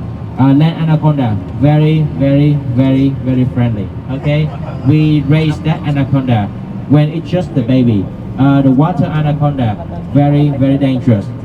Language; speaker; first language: English; non-native, learner; Vietnamese